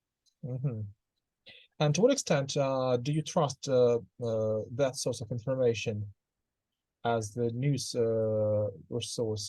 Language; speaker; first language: English; non-native, fluent; Russian